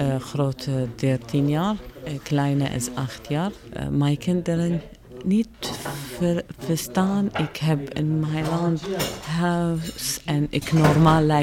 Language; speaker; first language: Dutch; non-native, learner; Arabic